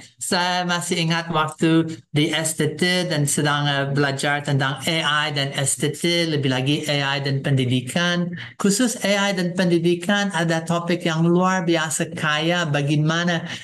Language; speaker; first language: Indonesian; non-native, fluent; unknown